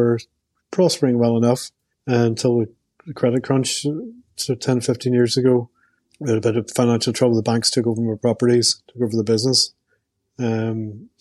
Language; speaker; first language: English; native; English